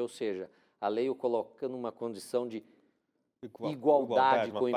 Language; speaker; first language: Portuguese; native; Portuguese